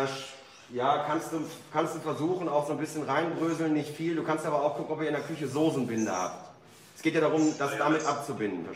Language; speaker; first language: German; native; German